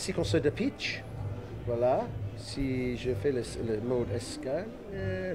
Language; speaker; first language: French; non-native, learner; English